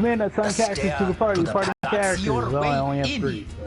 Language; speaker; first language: English; native; English